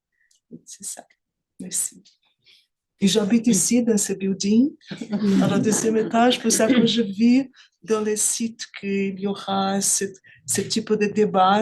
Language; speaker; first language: French; non-native, fluent; Portuguese